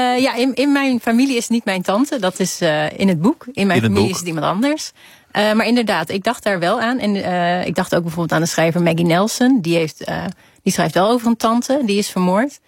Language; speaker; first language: Dutch; native; Dutch